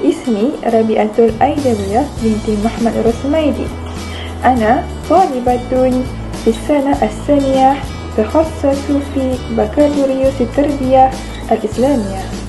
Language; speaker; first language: Arabic; non-native, learner; Malay